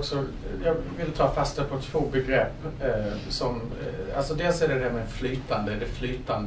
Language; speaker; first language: Swedish; non-native, fluent; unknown